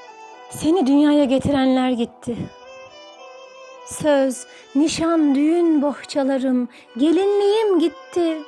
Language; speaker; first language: Turkish; native; Turkish